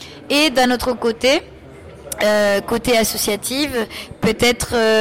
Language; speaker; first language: French; non-native, fluent; Spanish